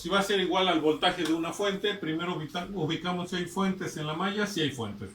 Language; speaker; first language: Spanish; native; Spanish